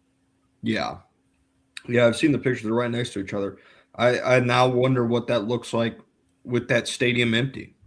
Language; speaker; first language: English; native; English